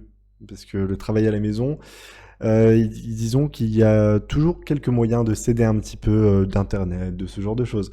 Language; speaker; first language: French; native; French